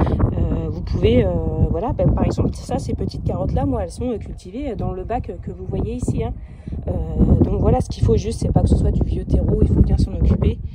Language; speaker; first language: French; native; French